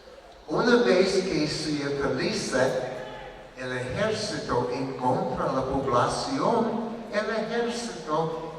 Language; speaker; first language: Spanish; non-native, learner; English